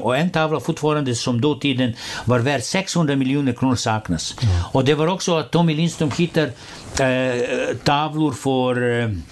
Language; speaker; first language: Swedish; non-native, fluent; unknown